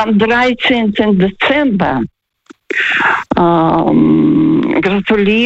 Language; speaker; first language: German; non-native, fluent; Russian